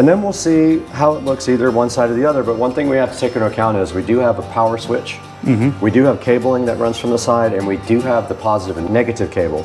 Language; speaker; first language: English; native; English